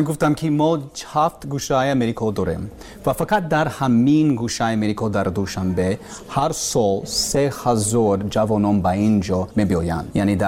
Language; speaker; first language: Persian; non-native, learner; English